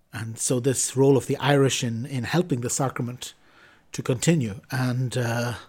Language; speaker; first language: English; native; English